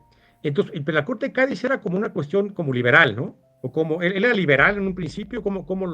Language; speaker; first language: Spanish; native; Spanish